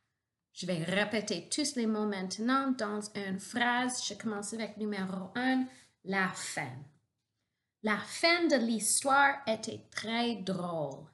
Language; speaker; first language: French; non-native, local second language; English